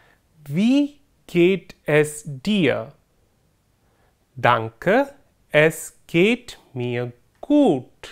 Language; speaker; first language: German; non-native, fluent; Hindi